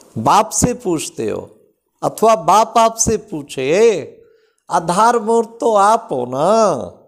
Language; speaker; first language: Hindi; native; Hindi